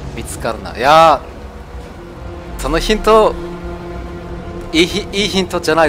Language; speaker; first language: Japanese; non-native, learner; German